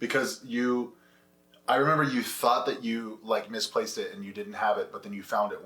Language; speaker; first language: English; native; English